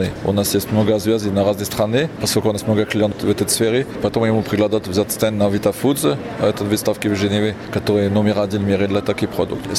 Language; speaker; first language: Russian; non-native, fluent; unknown